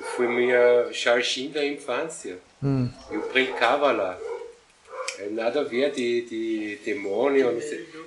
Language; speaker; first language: Portuguese; non-native, fluent; German